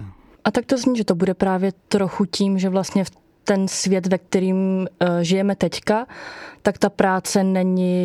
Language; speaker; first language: Czech; native; Czech